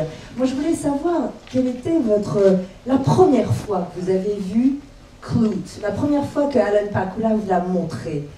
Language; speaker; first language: French; native; French